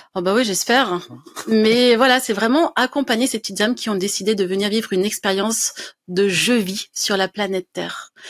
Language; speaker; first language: French; native; French